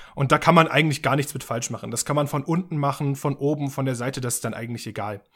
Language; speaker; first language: German; native; German